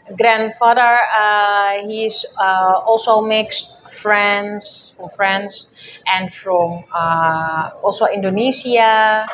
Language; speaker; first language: English; non-native, fluent; Dutch